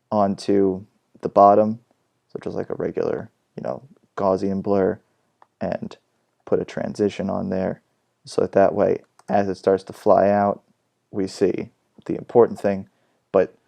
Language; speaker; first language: English; native; English